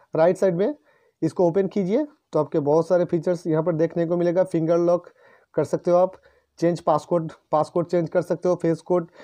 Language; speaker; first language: Hindi; non-native, local second language; Bangla